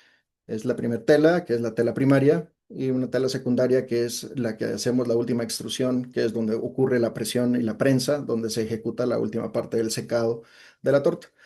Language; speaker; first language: Spanish; native; Spanish